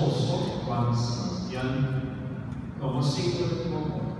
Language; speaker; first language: Spanish; native; Spanish